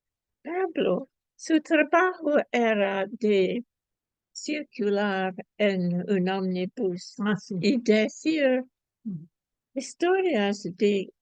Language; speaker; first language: Spanish; non-native, fluent; English